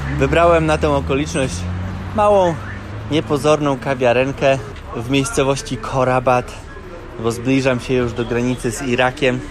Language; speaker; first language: Polish; native; Polish